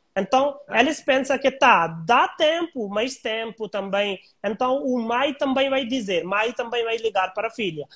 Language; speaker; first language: Portuguese; non-native, learner; Hindi